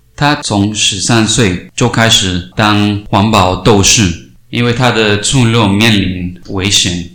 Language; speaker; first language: Chinese; non-native, fluent; Spanish